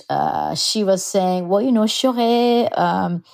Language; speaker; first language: English; non-native, fluent; Japanese